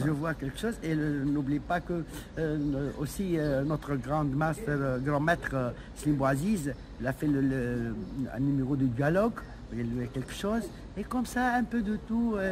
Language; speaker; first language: French; non-native, local second language; Arabic